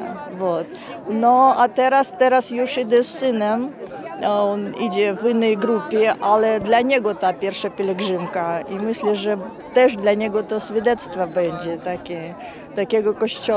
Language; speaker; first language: Polish; non-native, learner; Russian